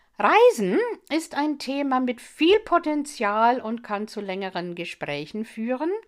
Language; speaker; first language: German; non-native, fluent; English